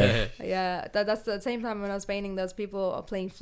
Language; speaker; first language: English; non-native, local second language; Tamil